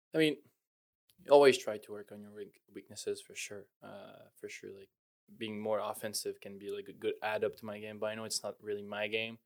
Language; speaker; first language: English; native; English